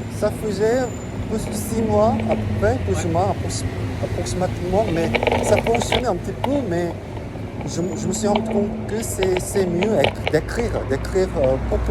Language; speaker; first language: French; non-native, fluent; Korean